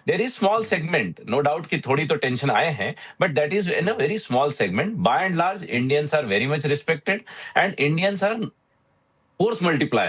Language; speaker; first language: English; non-native, local second language; Hindi